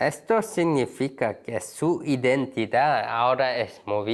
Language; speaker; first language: Spanish; non-native, learner; Korean